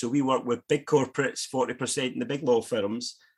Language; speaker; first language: English; native; English